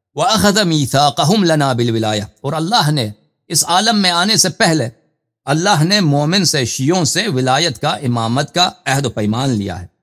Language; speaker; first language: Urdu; non-native, fluent; Persian